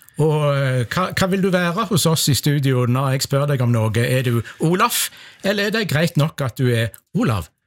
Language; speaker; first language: Norwegian; native; Norwegian